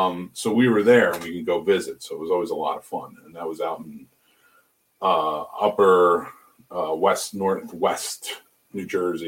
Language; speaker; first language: English; native; English